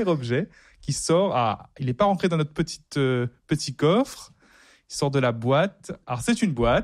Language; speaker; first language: French; native; French